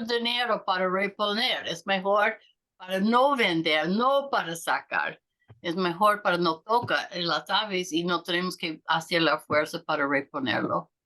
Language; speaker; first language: Spanish; non-native, learner; English